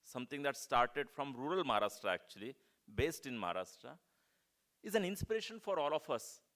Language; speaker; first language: English; non-native, local second language; Marathi